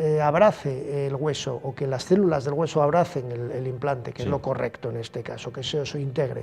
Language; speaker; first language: Spanish; native; Spanish